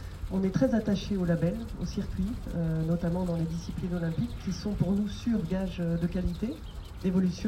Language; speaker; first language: French; native; French